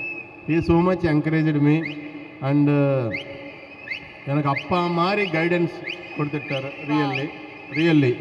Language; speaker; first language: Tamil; non-native, learner; Telugu